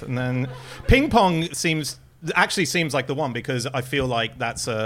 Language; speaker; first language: English; native; English